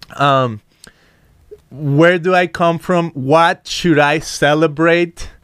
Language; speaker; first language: English; non-native, fluent; Spanish